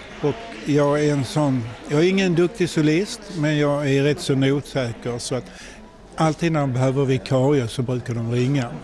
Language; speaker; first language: Swedish; native; Swedish